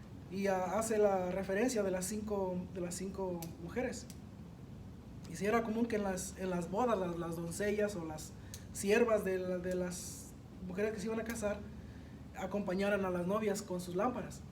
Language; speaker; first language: Spanish; native; Spanish